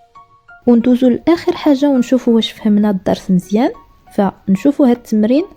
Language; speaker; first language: Arabic; native; Arabic